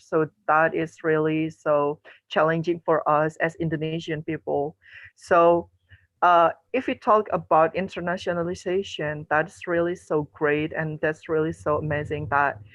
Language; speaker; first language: English; non-native, learner; Indonesian